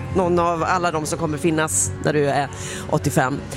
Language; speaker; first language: Swedish; native; Swedish